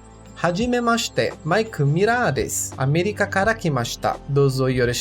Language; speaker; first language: Japanese; non-native, learner; Portuguese